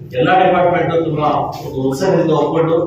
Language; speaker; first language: Kannada; native; Kannada